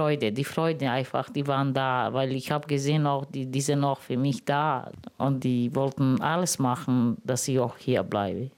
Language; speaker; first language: German; non-native, learner; Romany